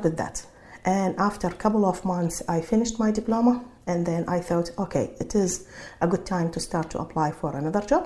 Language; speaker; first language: English; non-native, fluent; Arabic